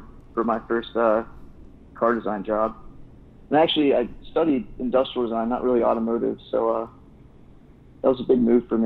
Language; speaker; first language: English; native; English